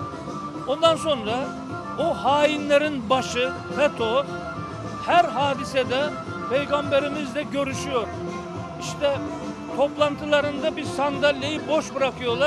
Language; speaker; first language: Turkish; native; Turkish